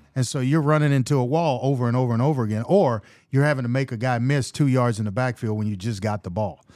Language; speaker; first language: English; native; English